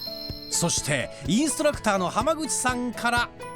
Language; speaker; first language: Japanese; native; Japanese